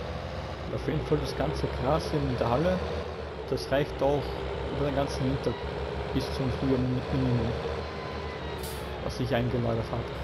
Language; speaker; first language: German; native; German